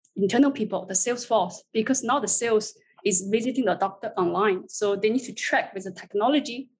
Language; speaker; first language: English; non-native, fluent; Chinese